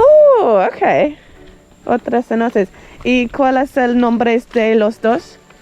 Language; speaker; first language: Spanish; non-native, learner; English